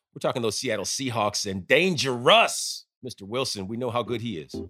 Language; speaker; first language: English; native; English